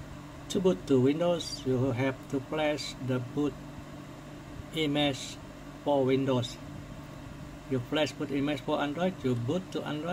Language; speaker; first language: English; non-native, fluent; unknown